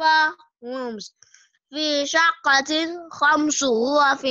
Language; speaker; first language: Arabic; non-native, learner; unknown